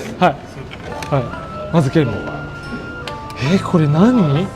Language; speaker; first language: Japanese; non-native, fluent; Chinese